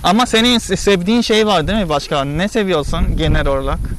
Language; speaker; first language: Turkish; non-native, fluent; Japanese